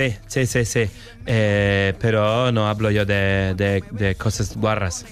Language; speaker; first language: Spanish; non-native, learner; Polish